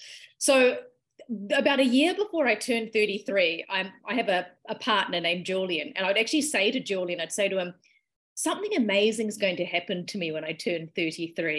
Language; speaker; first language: English; native; English